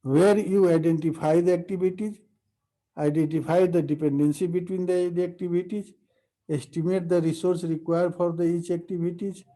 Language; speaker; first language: English; non-native, local second language; Nepali